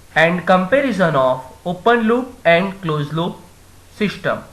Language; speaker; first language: English; non-native, local second language; Gujarati